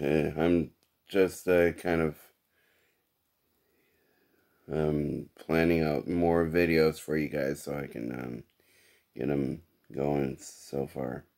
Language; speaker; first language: English; native; English